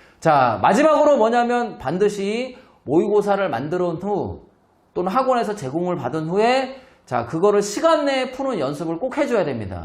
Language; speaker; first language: Korean; native; Korean